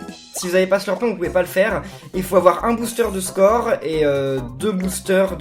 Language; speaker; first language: French; native; French